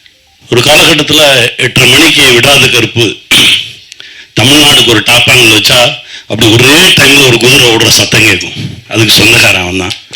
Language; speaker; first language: Tamil; native; Tamil